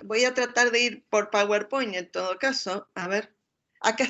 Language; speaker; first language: Spanish; native; Spanish